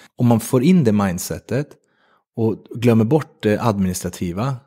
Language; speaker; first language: Swedish; native; Swedish